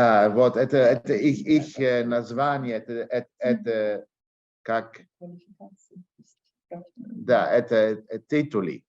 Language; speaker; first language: Russian; non-native, learner; Dutch